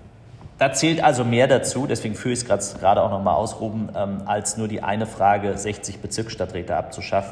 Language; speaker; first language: German; native; German